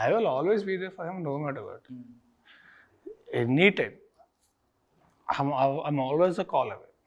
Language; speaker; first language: Telugu; native; Telugu